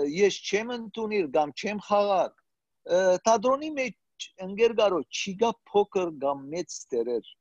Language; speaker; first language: Armenian; early bilingual, heritage; Armenian